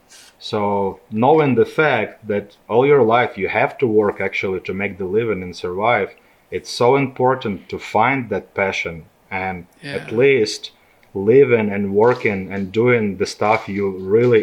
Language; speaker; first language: English; non-native, fluent; Ukrainian